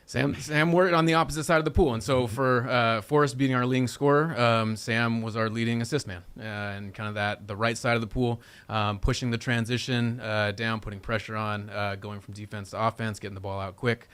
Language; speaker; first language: English; native; English